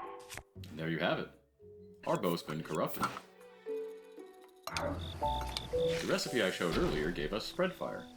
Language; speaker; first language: English; native; English